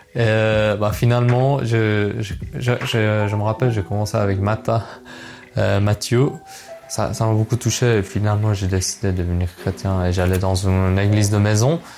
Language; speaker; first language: French; non-native, fluent; Persian